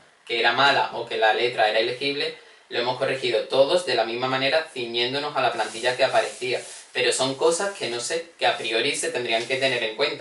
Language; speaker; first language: Spanish; native; Spanish